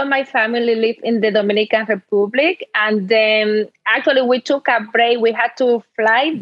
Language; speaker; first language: English; non-native, fluent; Spanish